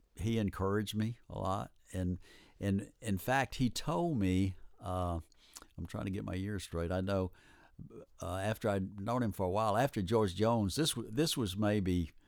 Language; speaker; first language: English; native; English